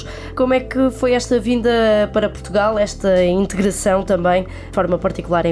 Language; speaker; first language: Portuguese; native; Portuguese